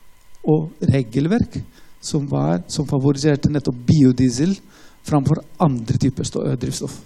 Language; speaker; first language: Norwegian; non-native, fluent; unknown